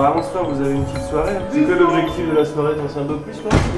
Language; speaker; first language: French; native; French